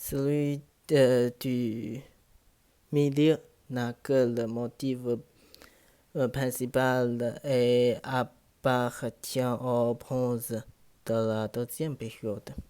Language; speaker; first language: French; non-native, learner; Chinese